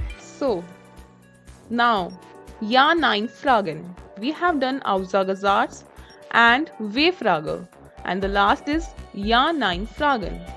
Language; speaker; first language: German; non-native, fluent; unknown